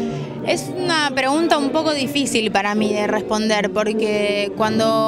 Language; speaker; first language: Italian; non-native, learner; Spanish